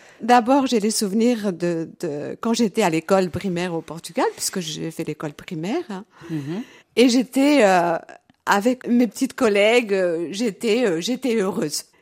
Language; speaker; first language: French; early bilingual, other home language; Portuguese